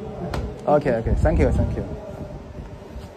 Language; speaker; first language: English; non-native, learner; Chinese